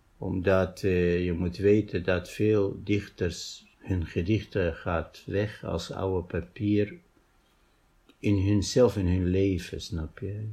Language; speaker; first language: Dutch; non-native, fluent; Arabic